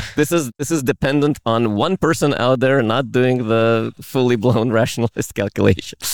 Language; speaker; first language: English; early bilingual, other home language; Russian